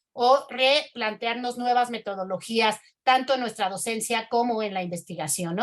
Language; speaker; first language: Spanish; native; Spanish